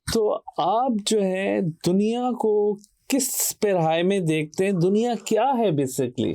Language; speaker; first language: Urdu; native; Urdu